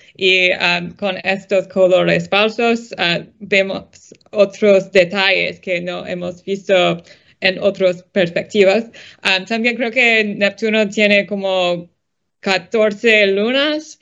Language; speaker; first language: Spanish; non-native, fluent; English